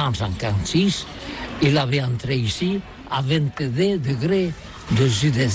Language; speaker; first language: French; non-native, learner; Catalan